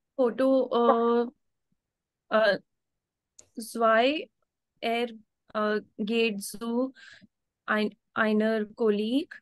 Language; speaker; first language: German; non-native, learner; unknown